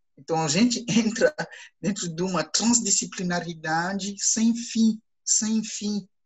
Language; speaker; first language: Portuguese; non-native, fluent; Ewe